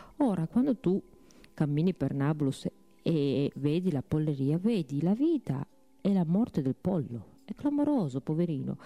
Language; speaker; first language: Italian; native; Italian